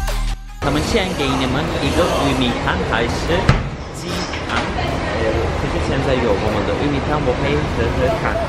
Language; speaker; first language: Chinese; non-native, learner; Turkish